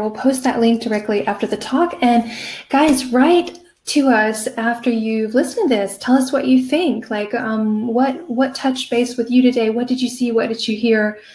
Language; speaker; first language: English; native; English